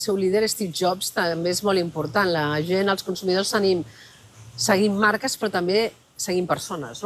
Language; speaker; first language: Catalan; native; Catalan